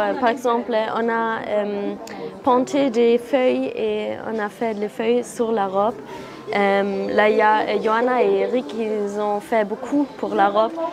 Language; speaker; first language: French; non-native, fluent; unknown